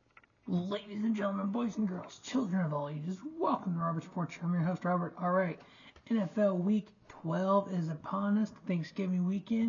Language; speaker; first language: English; native; English